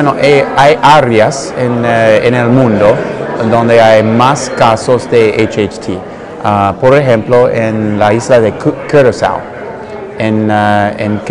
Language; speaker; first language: Spanish; non-native, learner; English